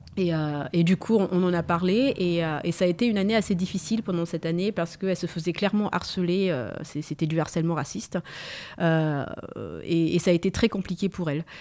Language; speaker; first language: French; early bilingual, other home language; Malagasy